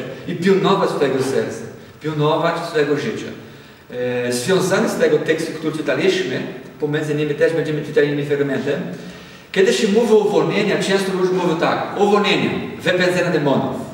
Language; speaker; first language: Polish; non-native, learner; Portuguese